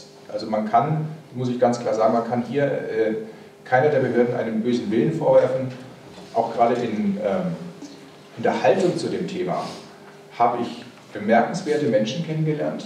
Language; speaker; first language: German; native; German